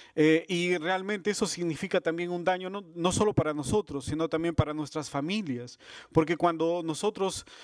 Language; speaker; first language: Spanish; native; Spanish